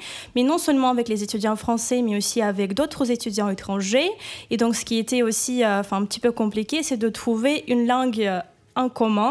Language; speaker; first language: French; non-native, fluent; Ukrainian